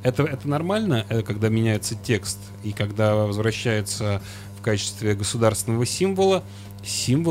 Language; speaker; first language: Russian; native; Russian